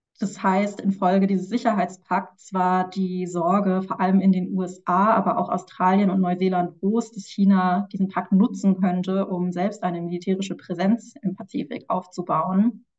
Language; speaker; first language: German; native; German